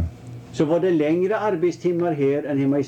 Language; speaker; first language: Swedish; native; Swedish